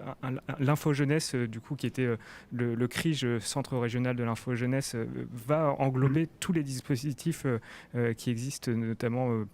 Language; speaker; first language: French; native; French